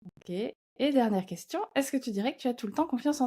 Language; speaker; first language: French; native; French